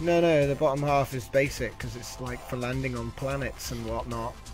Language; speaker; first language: English; native; English